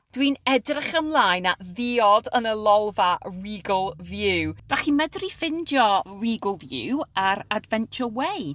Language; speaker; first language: Welsh; non-native, learner; English